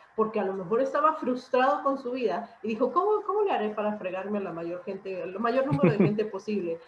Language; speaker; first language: Spanish; native; Spanish